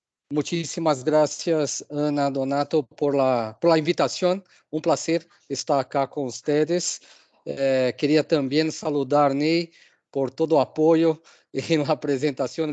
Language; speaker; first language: Spanish; non-native, fluent; Portuguese